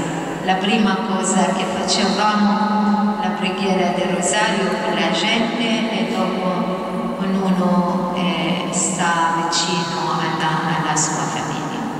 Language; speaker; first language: Italian; non-native, fluent; Arabic